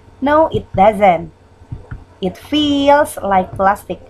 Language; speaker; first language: English; non-native, fluent; Indonesian